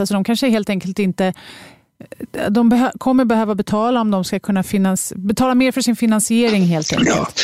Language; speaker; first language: Swedish; native; Swedish